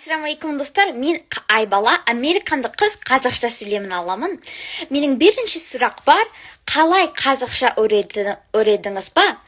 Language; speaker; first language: Kazakh; non-native, learner; English